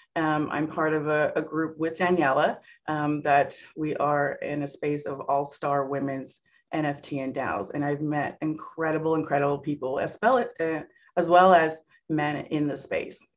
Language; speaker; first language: English; native; English